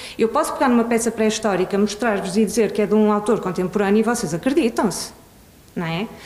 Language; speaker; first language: Portuguese; early bilingual, other home language; Swedish